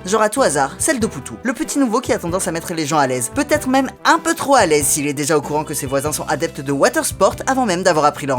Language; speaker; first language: French; native; French